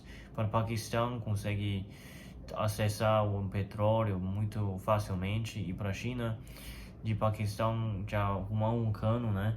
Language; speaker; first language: Portuguese; non-native, fluent; Chinese